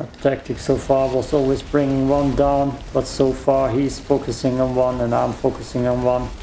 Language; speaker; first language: English; non-native, fluent; German